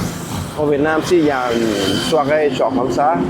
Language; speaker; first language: French; non-native, fluent; Vietnamese